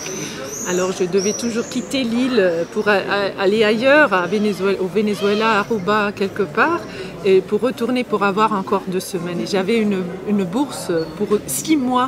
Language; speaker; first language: French; non-native, fluent; German